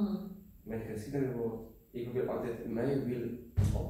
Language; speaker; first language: Dutch; non-native, learner; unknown